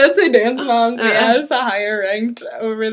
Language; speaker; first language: English; native; English